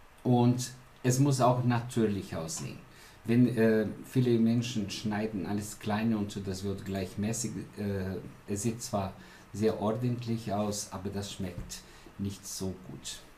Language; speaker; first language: German; non-native, fluent; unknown